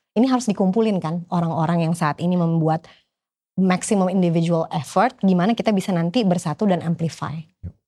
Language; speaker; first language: Indonesian; native; Indonesian